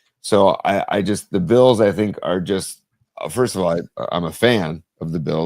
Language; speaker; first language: English; native; English